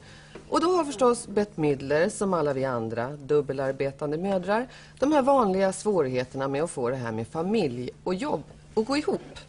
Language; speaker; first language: Swedish; native; Swedish